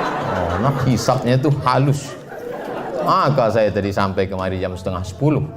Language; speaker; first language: Indonesian; native; Indonesian